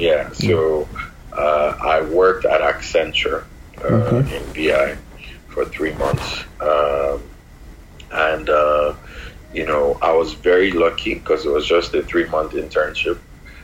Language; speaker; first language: English; non-native, local second language; Yoruba